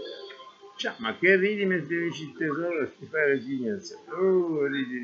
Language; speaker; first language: Italian; native; Italian